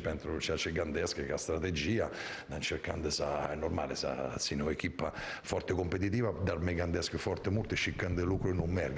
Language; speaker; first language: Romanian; non-native, fluent; Italian